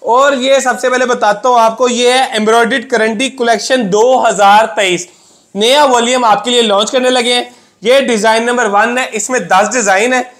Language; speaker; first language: Urdu; non-native, local second language; Punjabi